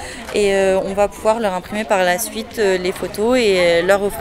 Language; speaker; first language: French; native; French